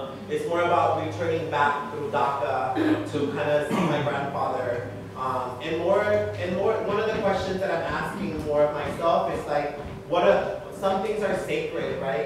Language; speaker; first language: English; early bilingual, other home language; Spanish